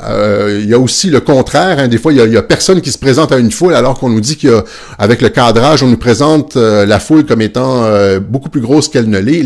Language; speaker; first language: French; native; French